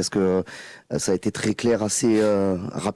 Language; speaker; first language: French; native; French